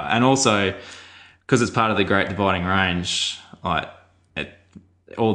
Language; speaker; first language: English; native; English